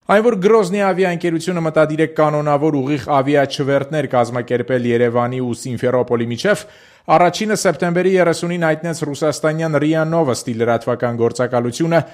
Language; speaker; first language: Armenian; native; Armenian